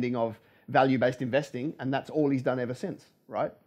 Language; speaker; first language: English; native; English